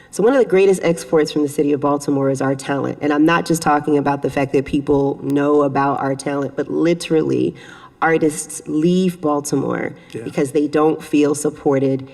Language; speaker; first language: English; native; English